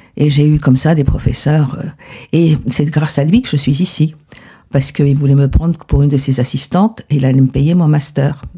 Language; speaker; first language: French; non-native, fluent; Spanish